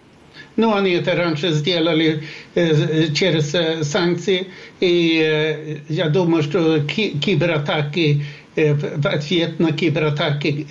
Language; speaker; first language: Russian; non-native, fluent; Swedish